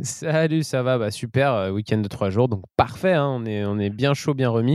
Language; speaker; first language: French; native; French